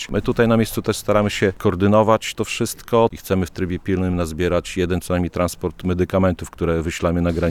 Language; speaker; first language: Polish; native; Polish